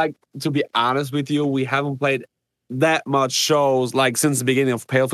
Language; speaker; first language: English; non-native, fluent; Swiss German